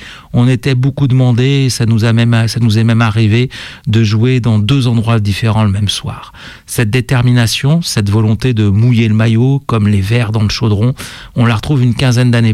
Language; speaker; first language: French; native; French